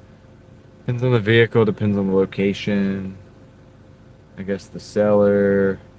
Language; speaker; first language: English; native; English